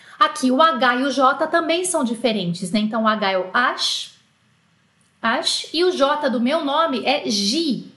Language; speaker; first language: Portuguese; native; Portuguese